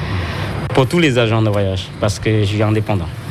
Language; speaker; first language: French; non-native, local second language; Khmer